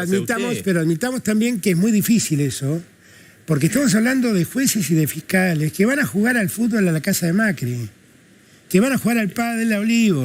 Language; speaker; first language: Spanish; native; Spanish